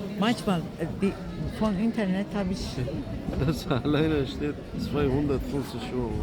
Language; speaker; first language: German; non-native, learner; Turkish